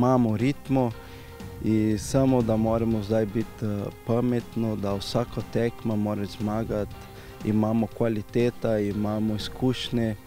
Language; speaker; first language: Slovenian; non-native, learner; Portuguese